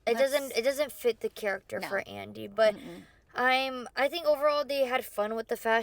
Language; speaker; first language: English; native; English